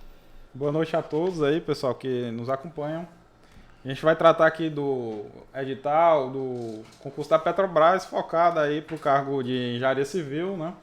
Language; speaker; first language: Portuguese; native; Portuguese